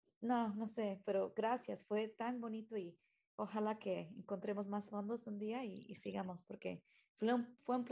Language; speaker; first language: Spanish; early bilingual, heritage; Spanish